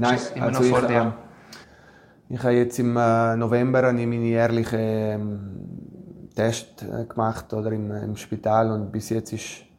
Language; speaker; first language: German; non-native, fluent; Italian